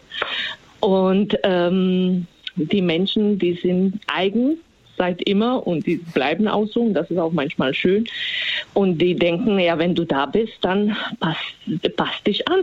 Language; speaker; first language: German; non-native, fluent; Slovak